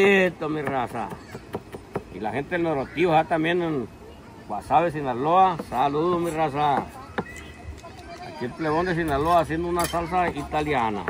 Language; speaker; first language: Spanish; native; Spanish